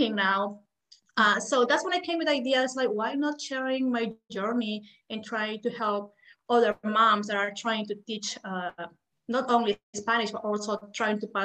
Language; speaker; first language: English; non-native, fluent; Spanish